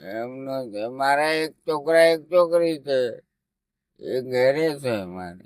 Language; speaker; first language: Gujarati; non-native, local second language; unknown